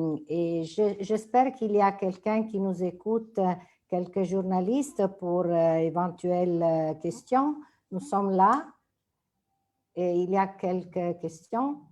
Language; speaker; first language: French; non-native, fluent; Italian